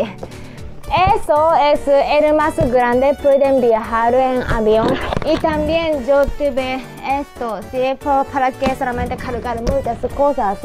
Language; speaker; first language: Spanish; non-native, learner; Japanese